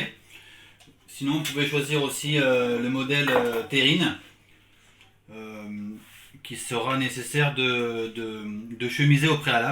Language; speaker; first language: French; native; French